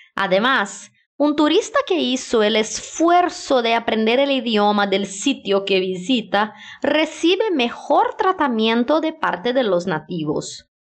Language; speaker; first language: Spanish; non-native, fluent; Portuguese